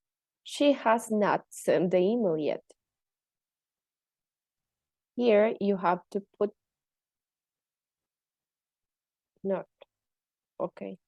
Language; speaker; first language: English; non-native, fluent; Spanish